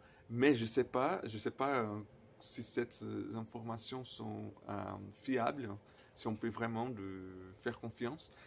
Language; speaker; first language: French; non-native, fluent; Portuguese